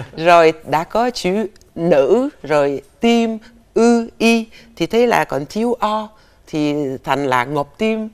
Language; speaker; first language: Vietnamese; non-native, fluent; French